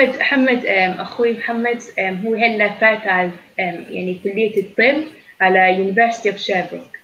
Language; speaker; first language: Arabic; early bilingual, heritage; Arabic